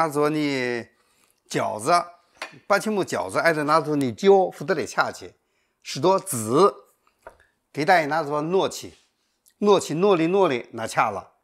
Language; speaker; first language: Russian; non-native, learner; Chinese